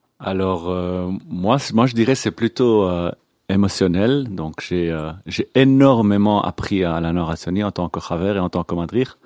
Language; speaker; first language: French; non-native, local second language; Hebrew